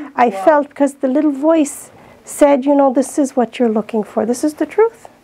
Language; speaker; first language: English; native; English